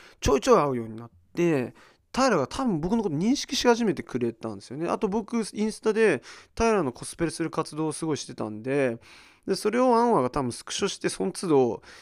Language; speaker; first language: Japanese; early bilingual, heritage; Japanese